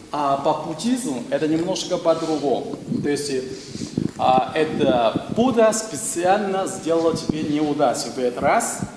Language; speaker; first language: Russian; non-native, fluent; Chinese